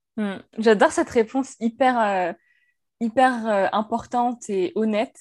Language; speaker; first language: French; native; French